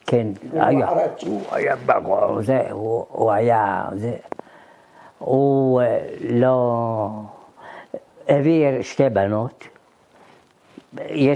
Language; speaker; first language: Hebrew; early bilingual, other home language; Arabic